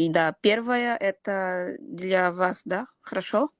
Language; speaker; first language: Russian; non-native, learner; Portuguese